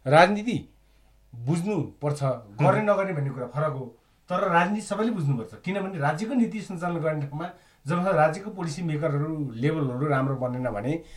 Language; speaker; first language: Nepali; native; Nepali